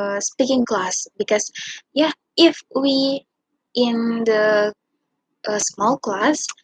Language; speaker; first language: English; non-native, learner; Indonesian